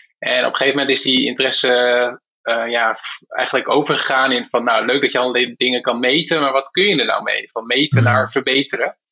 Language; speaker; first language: Dutch; native; Dutch